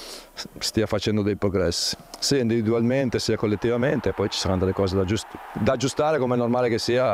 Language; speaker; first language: Italian; native; Italian